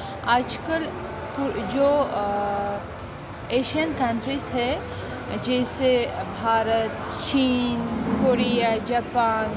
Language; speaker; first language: Hindi; non-native, fluent; Uzbek